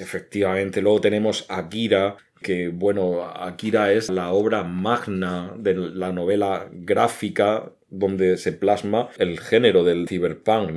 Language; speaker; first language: Spanish; native; Spanish